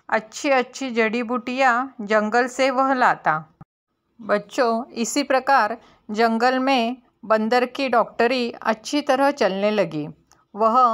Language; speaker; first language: Hindi; non-native, local second language; Marathi